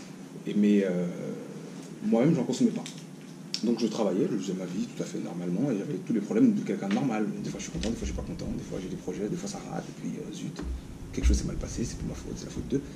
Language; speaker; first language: French; native; French